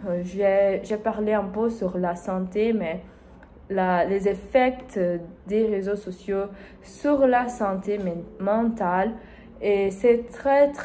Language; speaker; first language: French; non-native, learner; Spanish